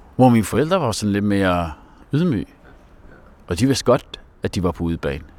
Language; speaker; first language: Danish; early bilingual, other home language; Arabic